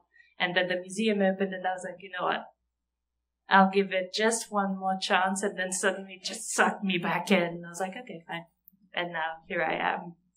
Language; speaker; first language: English; non-native, fluent; Portuguese